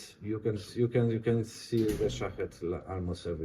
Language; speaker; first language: English; non-native, learner; Polish